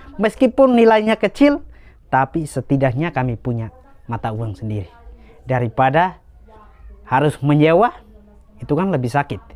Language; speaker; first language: Indonesian; native; Indonesian